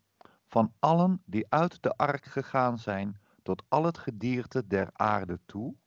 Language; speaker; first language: Dutch; native; Dutch